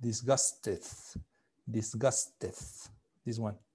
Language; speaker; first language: English; non-native, fluent; Spanish